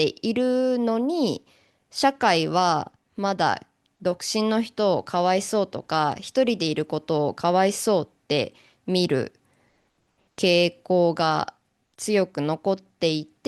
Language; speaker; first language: Japanese; native; Japanese